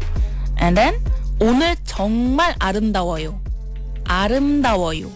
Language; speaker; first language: Korean; non-native, learner; Malay